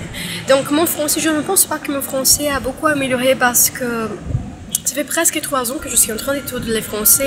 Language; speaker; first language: French; non-native, learner; Portuguese